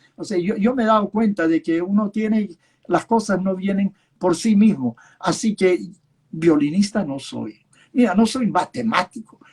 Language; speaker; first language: Spanish; early bilingual, other home language; Yiddish